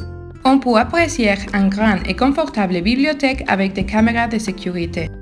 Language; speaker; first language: French; non-native, learner; Spanish